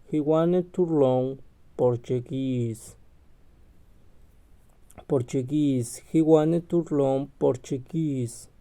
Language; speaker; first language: English; non-native, learner; Spanish